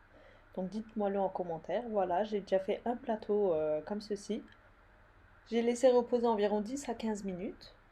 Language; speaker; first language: French; native; French